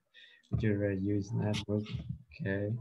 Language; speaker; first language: English; non-native, fluent; Vietnamese